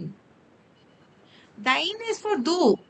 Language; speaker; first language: German; non-native, learner; Tamil